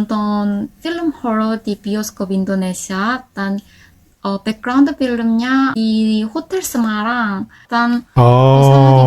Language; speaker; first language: Indonesian; non-native, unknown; Korean